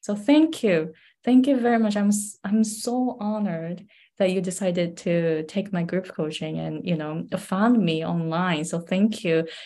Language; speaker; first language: English; non-native, fluent; Japanese